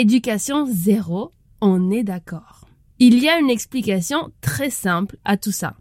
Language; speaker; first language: French; native; French